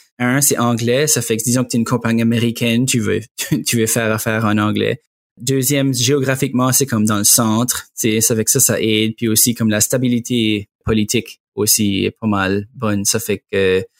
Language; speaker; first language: French; native; French